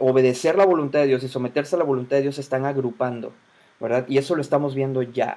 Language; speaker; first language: Spanish; native; Spanish